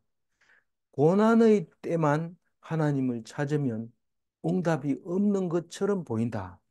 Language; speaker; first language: Korean; native; Korean